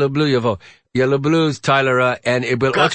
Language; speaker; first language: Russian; non-native, learner; English